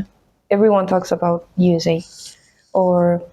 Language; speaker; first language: English; non-native, fluent; Spanish